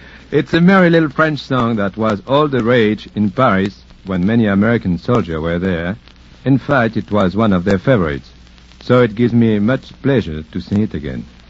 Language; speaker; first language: English; non-native, fluent; French